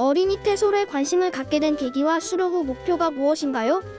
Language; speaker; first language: Korean; native; Korean